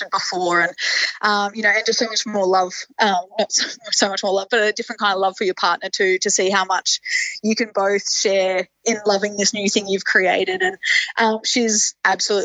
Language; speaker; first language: English; native; English